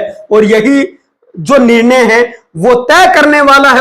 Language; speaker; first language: Hindi; native; Hindi